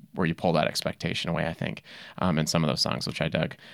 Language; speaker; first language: English; native; English